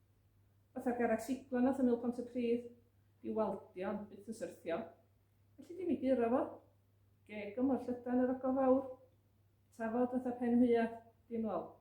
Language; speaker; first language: Welsh; native; Welsh